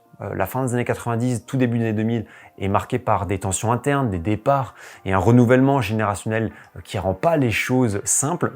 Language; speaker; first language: French; native; French